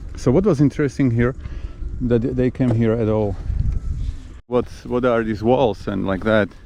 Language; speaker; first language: English; non-native, learner; Slovak